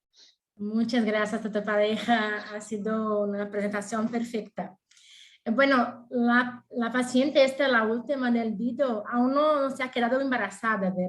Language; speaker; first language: Spanish; non-native, fluent; Portuguese